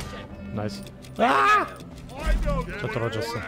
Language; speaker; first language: Korean; non-native, learner; German